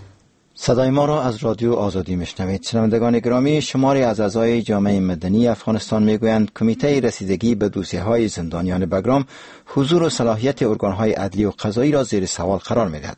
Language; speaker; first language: Persian; native; Persian